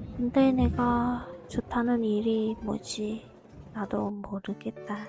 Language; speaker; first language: Korean; non-native, fluent; Vietnamese